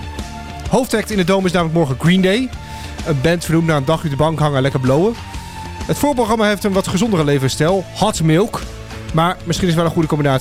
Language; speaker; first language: Dutch; native; Dutch